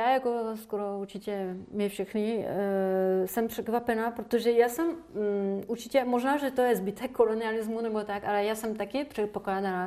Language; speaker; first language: Czech; non-native, fluent; French